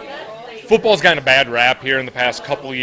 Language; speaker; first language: English; native; English